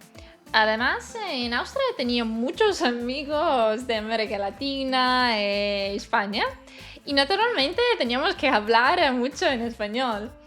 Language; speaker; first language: Spanish; non-native, learner; Belarusian